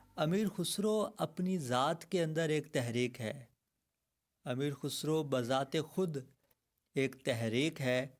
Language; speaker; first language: Urdu; native; Urdu